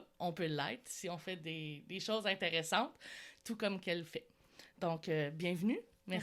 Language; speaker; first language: French; native; French